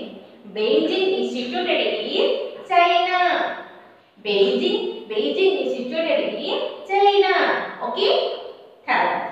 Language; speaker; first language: English; non-native, fluent; Hindi